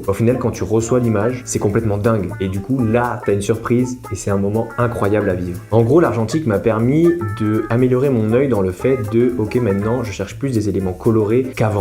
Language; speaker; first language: French; native; French